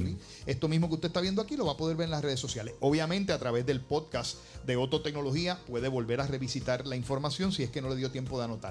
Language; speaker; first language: Spanish; native; Spanish